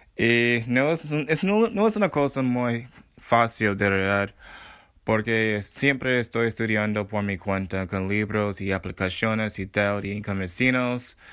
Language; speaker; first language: Spanish; non-native, learner; English